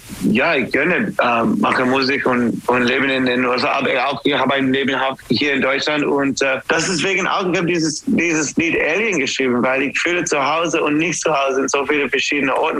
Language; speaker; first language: German; non-native, learner; English